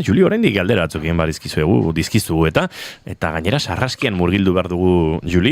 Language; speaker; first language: Basque; native; Basque